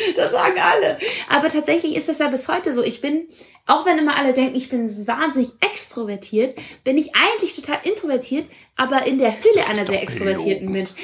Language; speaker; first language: German; early bilingual, other home language; Italian